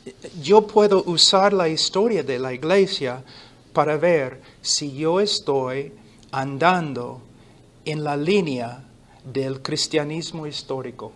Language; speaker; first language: Spanish; non-native, fluent; English